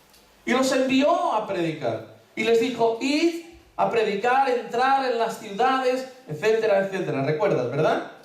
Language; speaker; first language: Spanish; native; Spanish